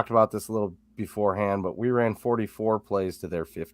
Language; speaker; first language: English; native; English